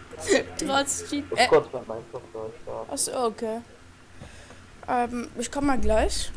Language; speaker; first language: German; early bilingual, other home language; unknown